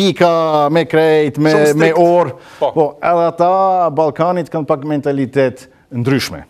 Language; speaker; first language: Albanian; non-native, learner; German